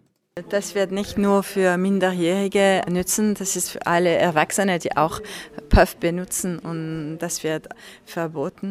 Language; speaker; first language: German; non-native, local second language; French